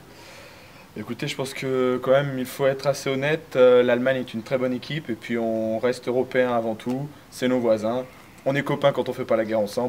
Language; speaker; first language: French; native; French